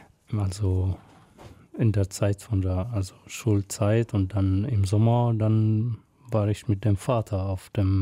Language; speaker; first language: German; non-native, fluent; Arabic